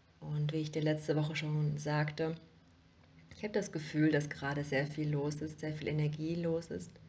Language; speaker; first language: German; native; German